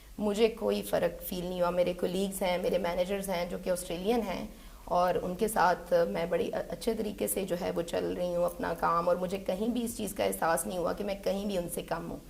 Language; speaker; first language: Urdu; native; Urdu